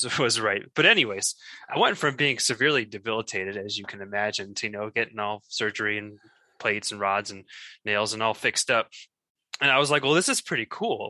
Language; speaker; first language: English; native; English